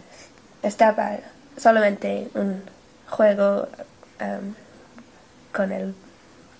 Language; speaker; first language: Spanish; non-native, learner; English